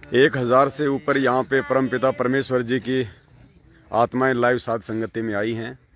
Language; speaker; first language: Hindi; native; Hindi